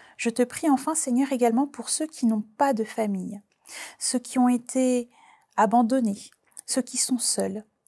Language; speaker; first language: French; native; French